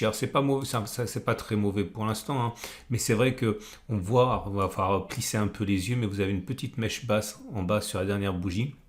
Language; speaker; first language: French; native; French